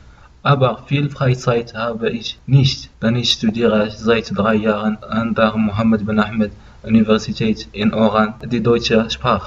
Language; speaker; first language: German; non-native, learner; Arabic